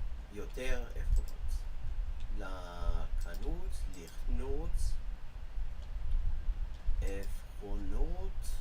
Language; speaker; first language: Hebrew; non-native, learner; English